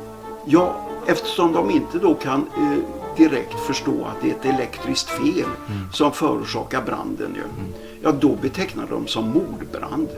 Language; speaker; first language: Swedish; native; Swedish